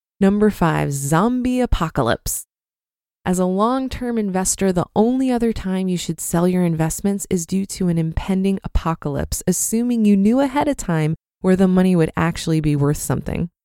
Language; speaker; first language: English; native; English